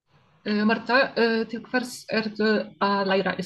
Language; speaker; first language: Icelandic; non-native, learner; Polish